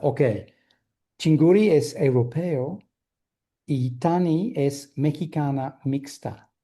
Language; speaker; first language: Spanish; non-native, fluent; English